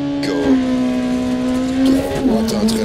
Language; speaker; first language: French; native; French